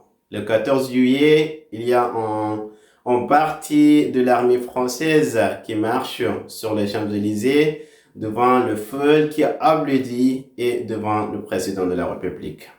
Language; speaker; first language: French; non-native, fluent; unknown